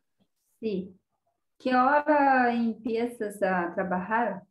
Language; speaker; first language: Spanish; non-native, learner; Portuguese